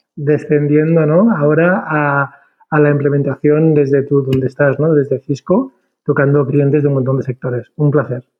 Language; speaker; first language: Spanish; native; Spanish